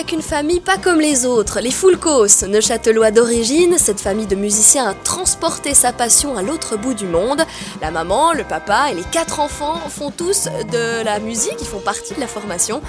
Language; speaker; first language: French; native; French